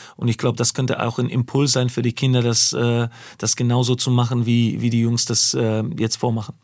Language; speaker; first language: German; non-native, fluent; Slovak